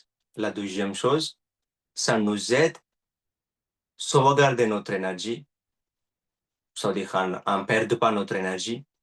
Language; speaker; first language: French; non-native, learner; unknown